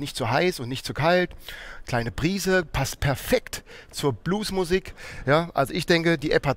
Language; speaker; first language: German; native; German